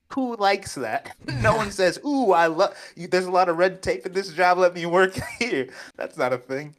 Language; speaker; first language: English; native; English